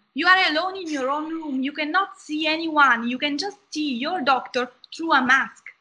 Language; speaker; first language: English; non-native, fluent; Italian